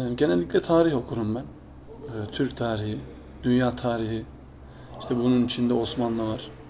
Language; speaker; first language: Turkish; early bilingual, heritage; Turkish